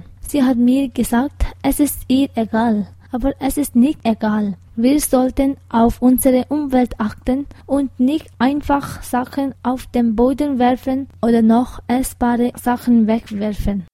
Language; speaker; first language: German; non-native, fluent; Tibetan